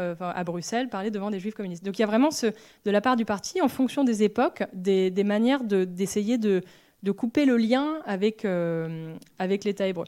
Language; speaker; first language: French; native; French